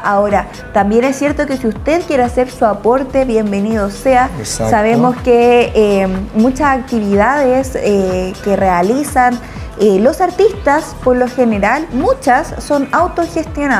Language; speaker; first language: Spanish; native; Spanish